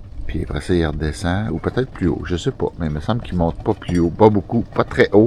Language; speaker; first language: French; native; French